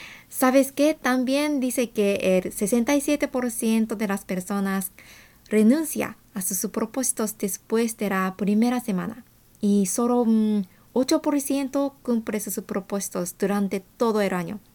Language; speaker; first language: Spanish; non-native, fluent; Japanese